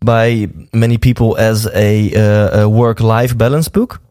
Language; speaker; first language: English; non-native, fluent; Dutch